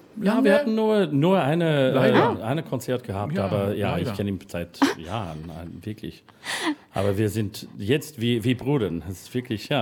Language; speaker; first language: German; non-native, learner; English